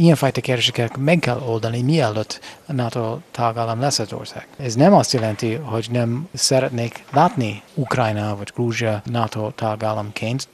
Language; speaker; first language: Hungarian; non-native, fluent; English